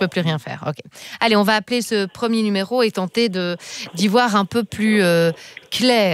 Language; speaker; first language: French; native; French